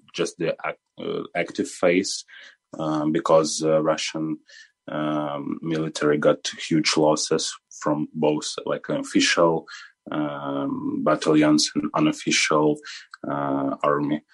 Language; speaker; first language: English; non-native, fluent; Ukrainian